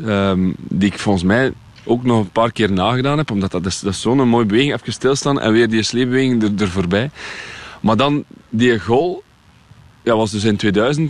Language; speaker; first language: Dutch; native; Dutch